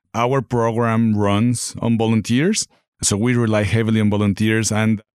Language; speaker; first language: English; non-native, fluent; Spanish